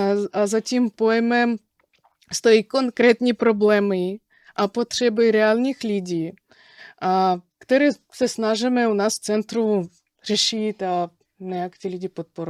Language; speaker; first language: Czech; non-native, fluent; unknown